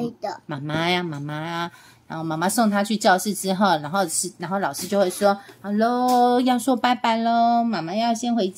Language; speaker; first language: Chinese; native; Chinese